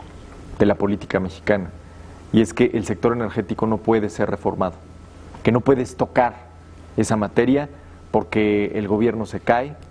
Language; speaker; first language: Spanish; native; Spanish